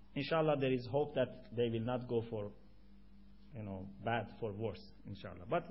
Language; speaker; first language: English; non-native, fluent; Persian